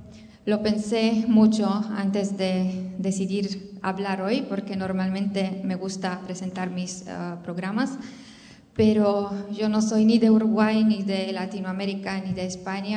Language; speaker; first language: Spanish; non-native, fluent; Romanian